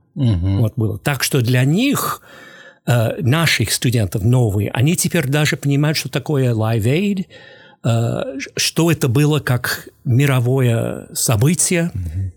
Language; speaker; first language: Russian; non-native, fluent; English